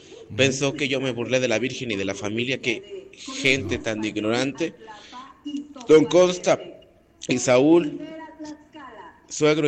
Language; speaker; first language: Spanish; native; Spanish